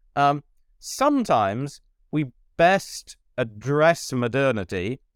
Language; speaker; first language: English; native; English